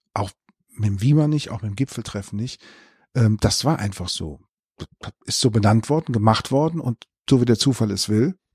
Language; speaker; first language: German; native; German